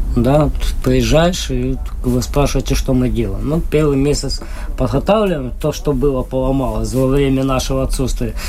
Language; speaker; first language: Russian; non-native, local second language; Ukrainian